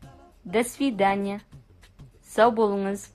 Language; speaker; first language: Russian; non-native, fluent; Kazakh